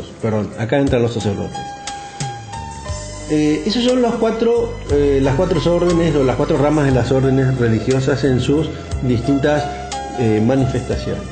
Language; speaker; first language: Spanish; native; Spanish